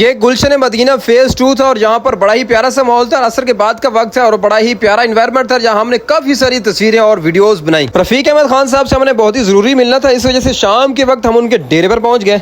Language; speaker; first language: Urdu; non-native, local second language; Saraiki